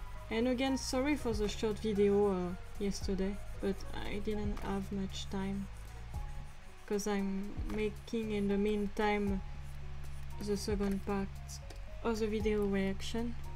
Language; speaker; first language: English; non-native, fluent; French